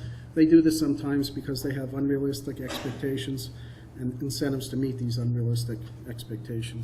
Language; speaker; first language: English; native; English